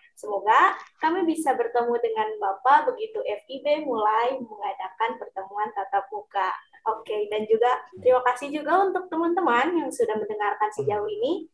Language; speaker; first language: Indonesian; native; Indonesian